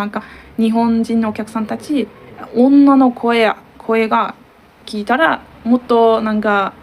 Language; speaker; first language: Japanese; non-native, learner; Turkish